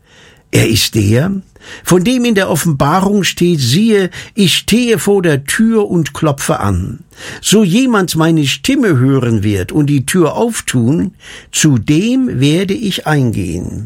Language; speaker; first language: German; native; German